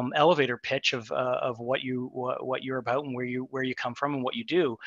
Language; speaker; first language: English; native; English